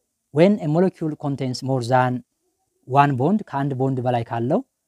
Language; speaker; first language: English; non-native, local second language; Amharic